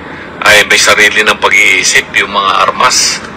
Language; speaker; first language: Filipino; native; Filipino